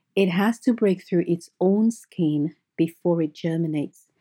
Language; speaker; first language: English; non-native, local second language; Yoruba